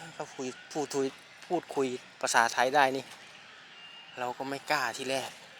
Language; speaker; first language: Thai; native; Thai